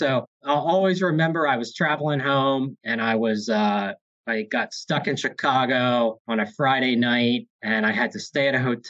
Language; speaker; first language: English; native; English